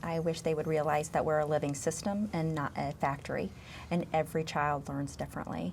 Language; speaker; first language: English; native; English